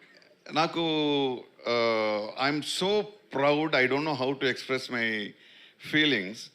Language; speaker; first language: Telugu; non-native, local second language; Tamil